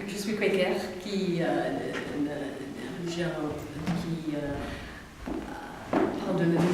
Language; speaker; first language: French; non-native, learner; English